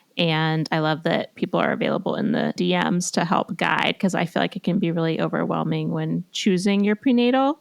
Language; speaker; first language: English; native; English